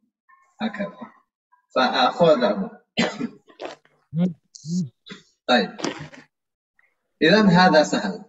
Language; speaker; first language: Arabic; non-native, fluent; Indonesian